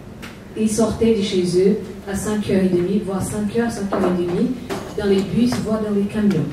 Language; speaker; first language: French; non-native, fluent; Portuguese